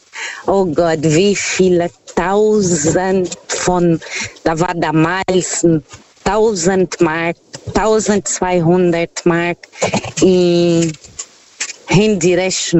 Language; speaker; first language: German; non-native, fluent; Portuguese